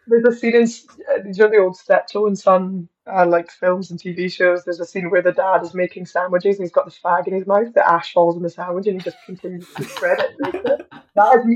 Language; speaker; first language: English; native; English